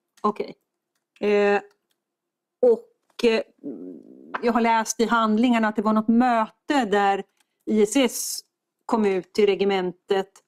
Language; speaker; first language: Swedish; native; Swedish